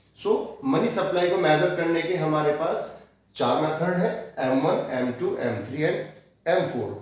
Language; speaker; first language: Hindi; native; Hindi